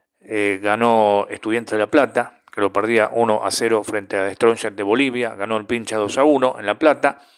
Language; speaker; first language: Spanish; native; Spanish